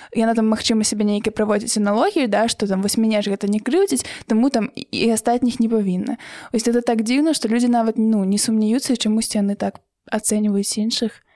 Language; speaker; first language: Belarusian; native; Belarusian